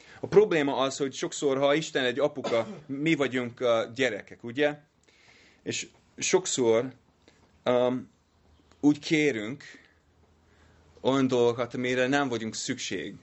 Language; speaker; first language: Hungarian; non-native, learner; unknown